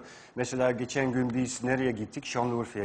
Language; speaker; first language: Turkish; non-native, fluent; Dutch